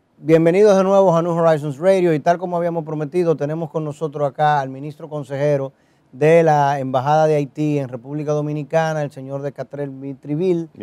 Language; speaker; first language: Spanish; native; Spanish